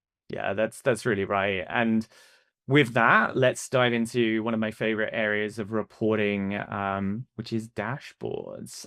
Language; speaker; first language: English; native; English